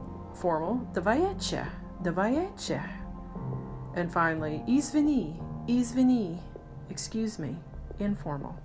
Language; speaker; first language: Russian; non-native, learner; English